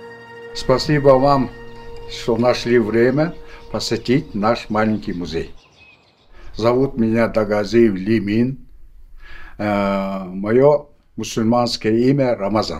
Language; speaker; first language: Russian; non-native, local second language; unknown